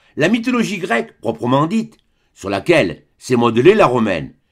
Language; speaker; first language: French; native; French